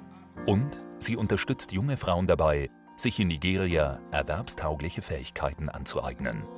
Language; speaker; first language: German; native; German